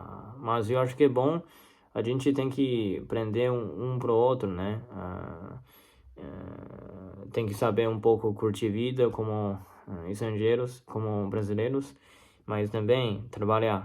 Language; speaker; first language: Portuguese; non-native, learner; Chinese